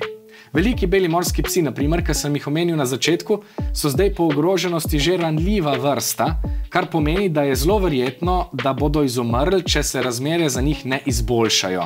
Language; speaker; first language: Slovenian; native; Slovenian